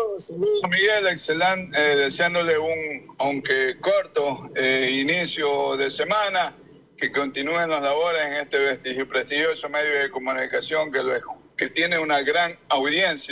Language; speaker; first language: Spanish; native; Spanish